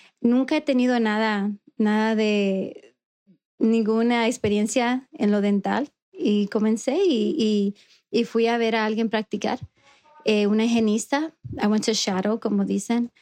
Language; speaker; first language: Spanish; early bilingual, heritage; Spanish